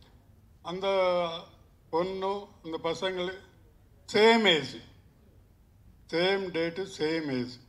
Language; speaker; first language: Tamil; non-native, learner; Telugu